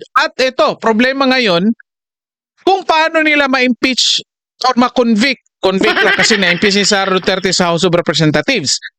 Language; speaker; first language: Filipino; non-native, local second language; Cebuano